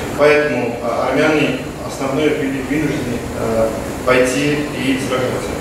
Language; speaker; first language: Russian; non-native, fluent; Armenian